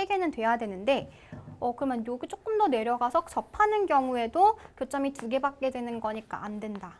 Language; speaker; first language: Korean; native; Korean